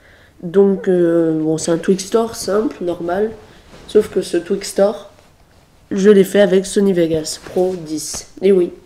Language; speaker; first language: French; native; French